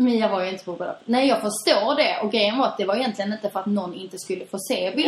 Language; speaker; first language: Swedish; native; Swedish